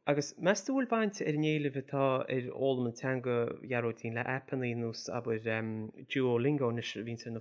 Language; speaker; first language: Irish; native; Irish